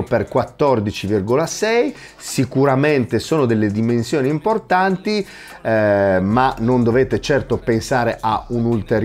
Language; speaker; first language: Italian; native; Italian